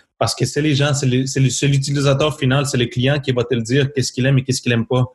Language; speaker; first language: French; non-native, fluent; Spanish